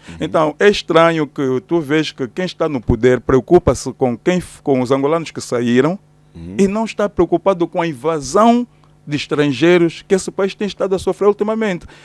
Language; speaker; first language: Portuguese; native; Portuguese